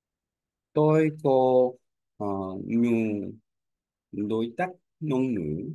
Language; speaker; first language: Vietnamese; non-native, learner; Korean